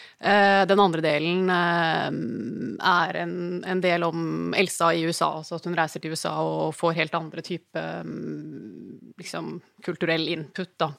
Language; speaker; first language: Norwegian; native; Norwegian